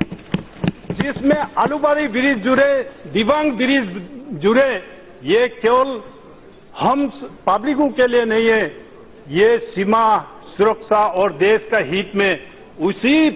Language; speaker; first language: Hindi; non-native, local second language; Adi